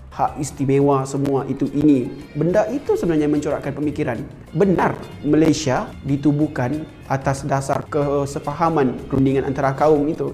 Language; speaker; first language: Malay; native; Malay